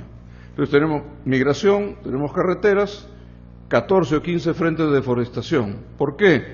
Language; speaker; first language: Spanish; native; Spanish